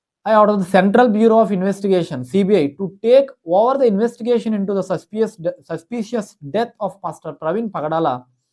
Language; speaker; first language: English; non-native, local second language; Telugu